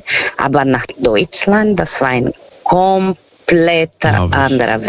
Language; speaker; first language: German; non-native, fluent; Portuguese